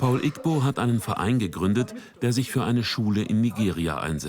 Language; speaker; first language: German; native; German